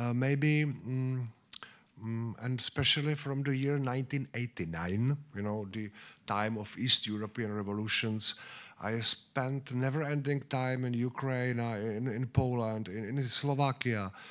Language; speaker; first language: English; non-native, learner; Czech